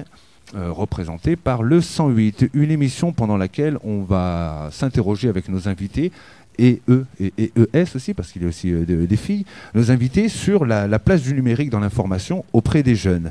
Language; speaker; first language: French; native; French